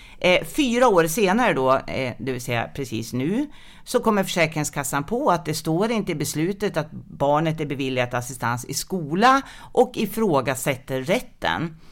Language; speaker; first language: Swedish; native; Swedish